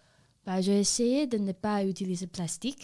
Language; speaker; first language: French; non-native, learner; Chinese